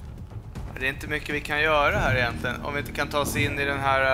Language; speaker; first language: Swedish; native; Swedish